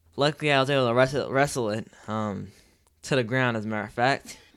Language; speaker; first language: English; native; English